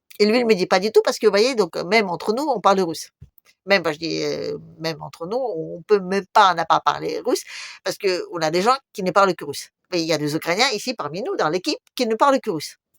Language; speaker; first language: French; non-native, fluent; Russian